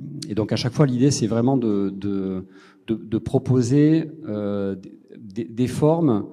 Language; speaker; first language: French; native; French